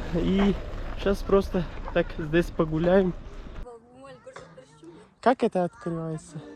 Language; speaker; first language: Russian; non-native, learner; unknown